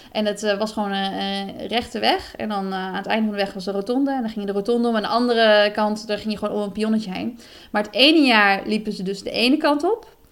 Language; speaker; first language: Dutch; native; Dutch